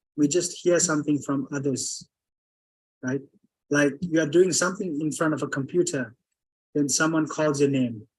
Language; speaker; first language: English; non-native, fluent; Thai